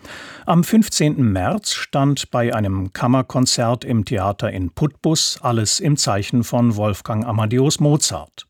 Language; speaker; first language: German; native; German